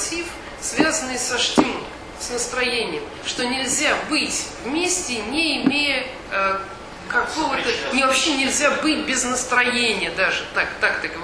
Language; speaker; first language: Russian; native; Russian